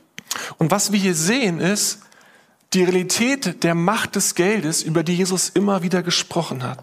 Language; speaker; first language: German; native; German